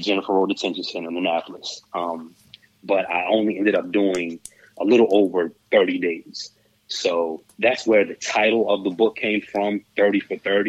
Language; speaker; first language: English; native; English